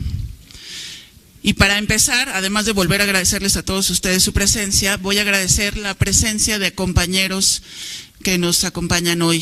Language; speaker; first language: Spanish; native; Spanish